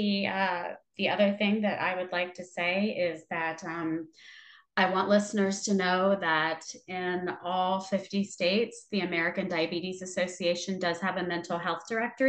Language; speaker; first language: English; native; English